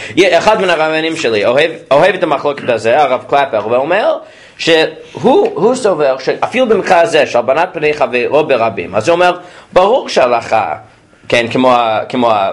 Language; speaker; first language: Hebrew; non-native, fluent; English